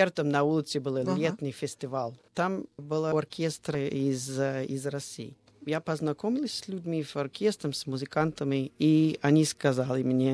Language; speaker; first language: Russian; non-native, fluent; English